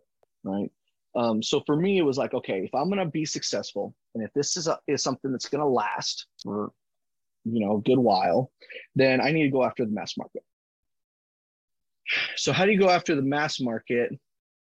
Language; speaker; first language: English; native; English